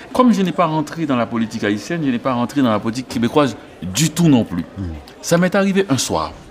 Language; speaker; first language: French; non-native, local second language; Haitian Creole